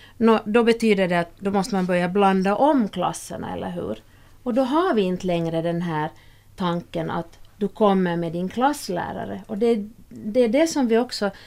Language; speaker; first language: Swedish; native; Swedish